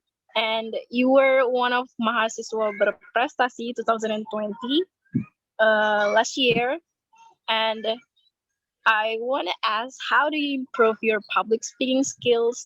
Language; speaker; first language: English; non-native, learner; Indonesian